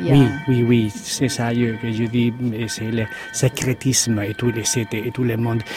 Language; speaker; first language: French; non-native, fluent; Spanish